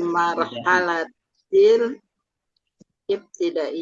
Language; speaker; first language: Arabic; non-native, learner; Indonesian